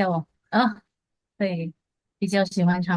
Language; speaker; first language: Chinese; non-native, fluent; Indonesian